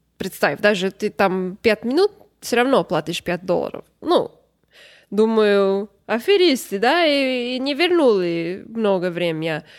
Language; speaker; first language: Russian; non-native, learner; English